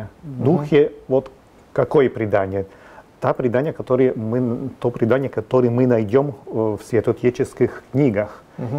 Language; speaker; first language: Russian; non-native, fluent; Italian